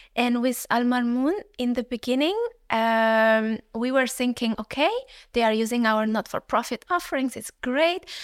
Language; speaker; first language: English; non-native, fluent; Uzbek